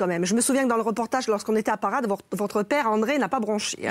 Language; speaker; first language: French; native; French